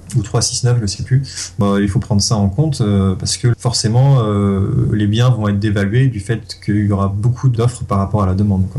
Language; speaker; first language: French; native; French